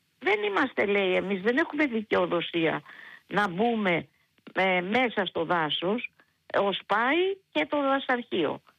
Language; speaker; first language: Greek; native; Greek